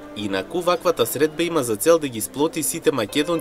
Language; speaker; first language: Macedonian; native; Macedonian